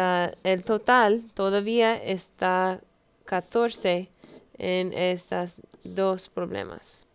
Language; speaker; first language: Spanish; early bilingual, heritage; Spanish